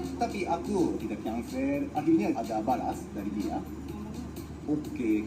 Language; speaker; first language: Indonesian; non-native, learner; Japanese